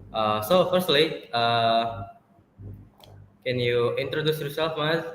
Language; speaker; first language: English; non-native, fluent; Indonesian